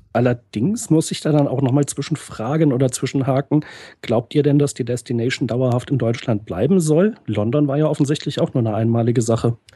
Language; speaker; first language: German; native; German